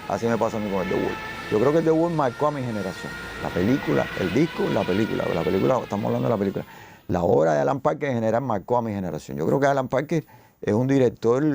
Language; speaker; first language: Spanish; native; Spanish